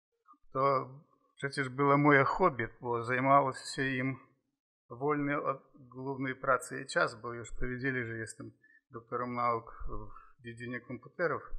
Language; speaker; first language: Polish; non-native, fluent; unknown